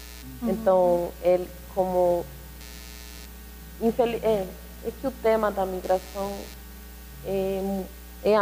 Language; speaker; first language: Portuguese; non-native, fluent; Spanish